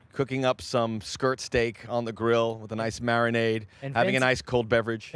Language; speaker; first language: English; native; English